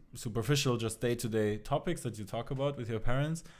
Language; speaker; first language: English; non-native, fluent; German